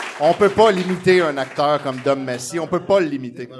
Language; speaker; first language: French; native; French